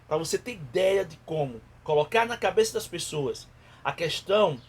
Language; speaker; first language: Portuguese; native; Portuguese